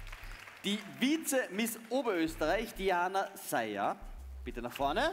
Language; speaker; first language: German; native; German